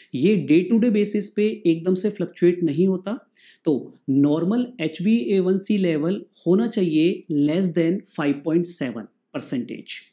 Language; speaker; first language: Hindi; native; Hindi